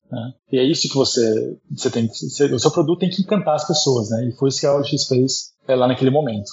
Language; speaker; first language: Portuguese; early bilingual, heritage; Portuguese